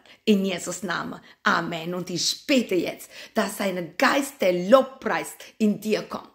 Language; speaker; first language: German; non-native, fluent; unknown